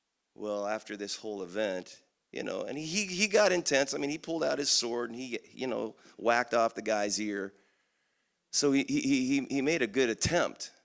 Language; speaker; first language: English; native; English